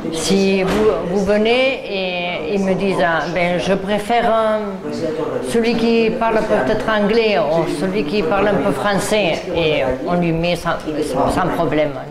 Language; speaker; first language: French; non-native, learner; Spanish